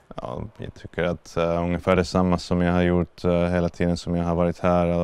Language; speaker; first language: Swedish; non-native, fluent; Finnish